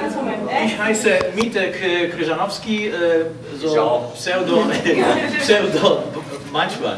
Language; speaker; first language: German; non-native, fluent; Polish